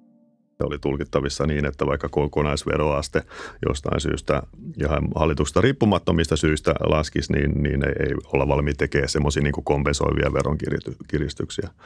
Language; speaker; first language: Finnish; native; Finnish